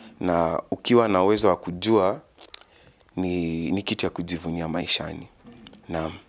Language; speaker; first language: Swahili; non-native, local second language; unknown